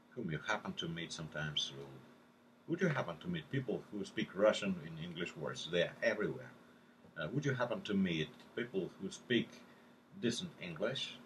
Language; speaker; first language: English; non-native, fluent; Russian